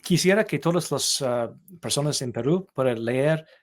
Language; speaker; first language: Spanish; non-native, learner; English